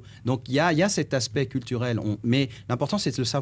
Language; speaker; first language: French; native; French